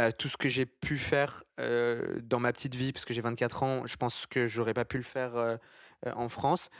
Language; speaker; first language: French; native; French